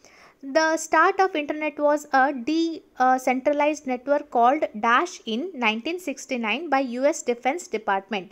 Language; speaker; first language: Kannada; native; Kannada